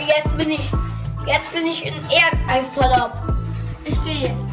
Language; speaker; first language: German; early bilingual, other home language; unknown